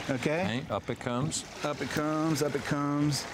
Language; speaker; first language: English; native; English